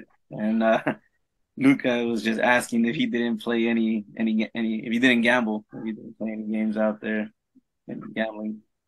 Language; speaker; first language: English; early bilingual, other home language; Spanish